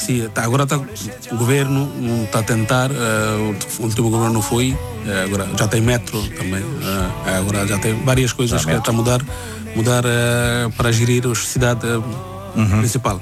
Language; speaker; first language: Portuguese; non-native, learner; Bangla